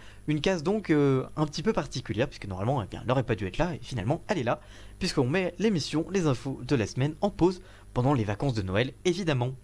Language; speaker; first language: French; native; French